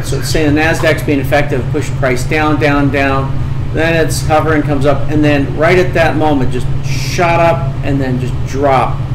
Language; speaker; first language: English; native; English